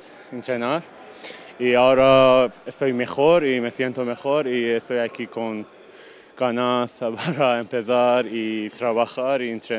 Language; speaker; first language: Spanish; non-native, learner; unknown